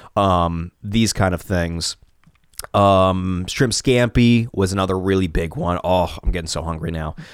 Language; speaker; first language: English; early bilingual, other home language; Italian